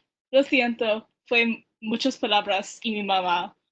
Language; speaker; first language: Spanish; non-native, learner; English